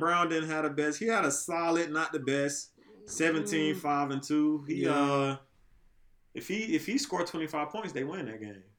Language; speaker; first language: English; native; English